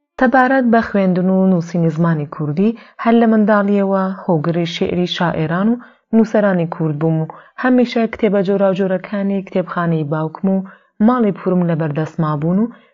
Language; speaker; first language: Central Kurdish; native; Central Kurdish